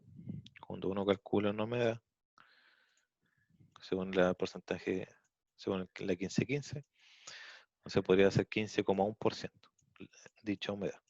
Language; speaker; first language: Spanish; native; Spanish